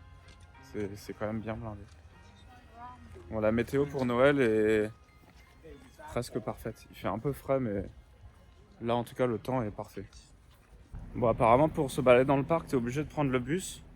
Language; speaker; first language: French; native; French